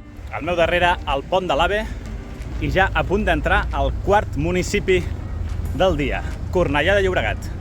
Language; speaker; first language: Catalan; native; Catalan